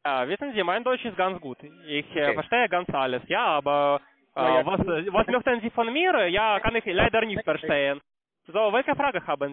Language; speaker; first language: German; non-native, learner; Russian